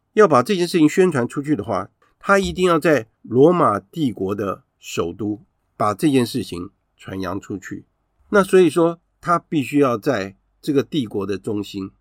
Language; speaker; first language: Chinese; native; Chinese